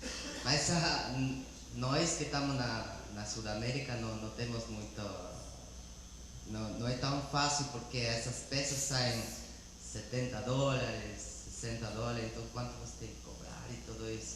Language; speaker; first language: Portuguese; non-native, learner; Spanish